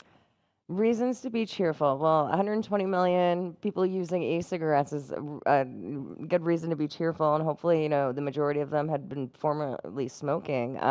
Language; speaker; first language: English; native; English